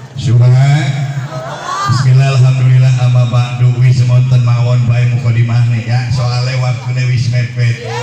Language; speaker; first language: Javanese; non-native, local second language; Sundanese